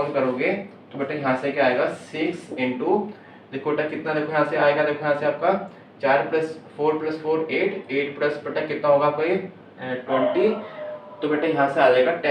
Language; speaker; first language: Hindi; native; Hindi